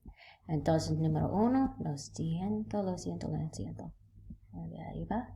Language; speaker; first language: Spanish; non-native, learner; English